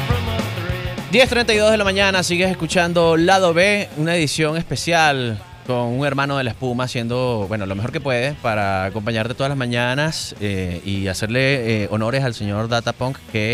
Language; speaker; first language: Spanish; native; Spanish